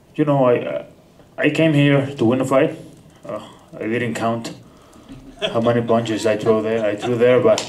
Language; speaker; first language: English; non-native, fluent; Spanish